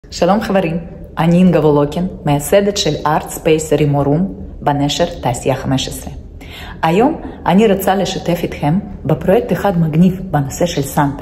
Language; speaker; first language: Hebrew; non-native, fluent; Russian